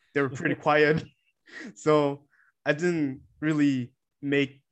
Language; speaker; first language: English; non-native, fluent; Korean